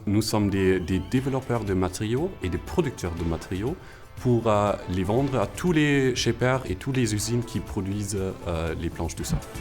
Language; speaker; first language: French; non-native, fluent; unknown